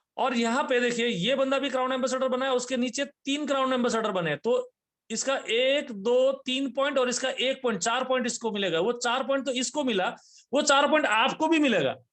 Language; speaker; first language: Hindi; non-native, local second language; Nepali